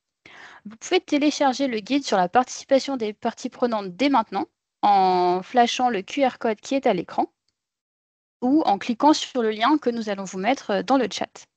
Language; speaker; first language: French; native; French